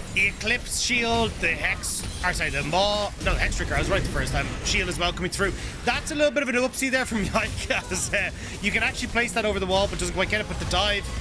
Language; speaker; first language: English; native; English